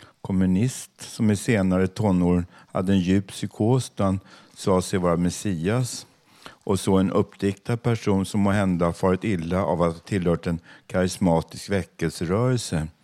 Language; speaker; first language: Swedish; native; Swedish